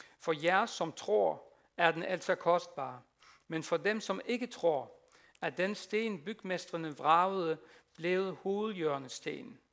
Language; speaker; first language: Danish; non-native, fluent; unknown